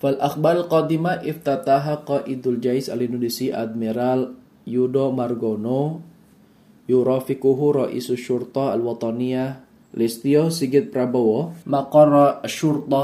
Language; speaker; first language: Arabic; non-native, fluent; Indonesian